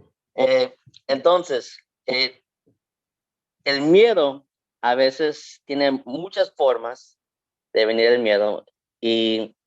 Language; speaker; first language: Spanish; early bilingual, heritage; Spanish